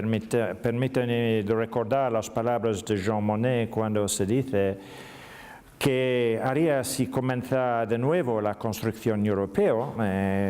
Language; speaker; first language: Spanish; non-native, learner; English